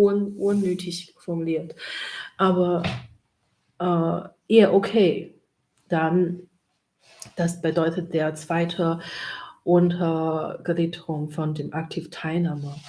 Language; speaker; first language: German; non-native, learner; Chinese